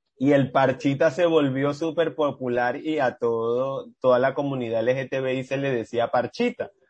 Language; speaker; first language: Spanish; native; Spanish